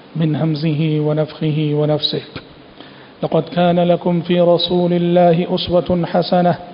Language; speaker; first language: Urdu; native; Urdu